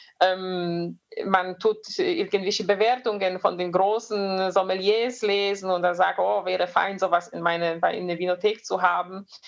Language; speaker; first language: German; non-native, fluent; Polish